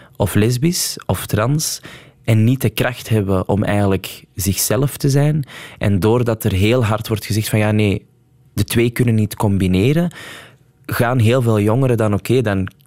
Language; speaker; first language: Dutch; non-native, local second language; Arabic